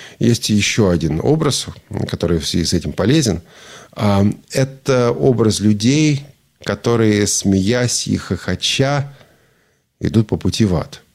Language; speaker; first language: Russian; native; Russian